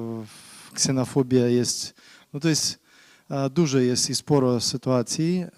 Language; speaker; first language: Polish; non-native, learner; Ukrainian